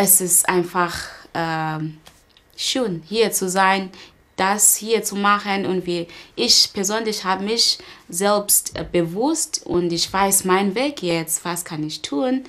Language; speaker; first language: German; non-native, learner; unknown